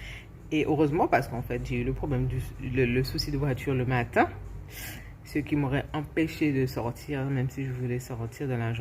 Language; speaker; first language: French; native; French